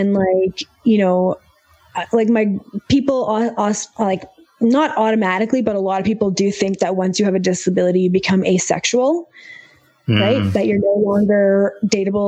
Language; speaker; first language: English; native; English